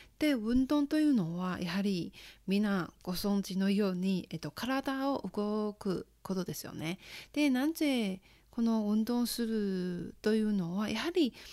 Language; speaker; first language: Japanese; non-native, fluent; Chinese